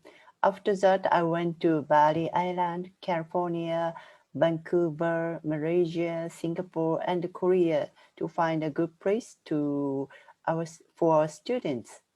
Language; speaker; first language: English; non-native, fluent; Japanese